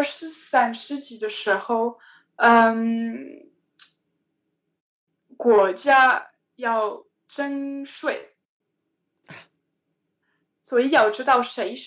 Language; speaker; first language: Chinese; non-native, learner; French